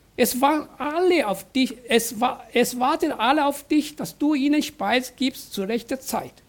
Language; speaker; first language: German; non-native, fluent; Chinese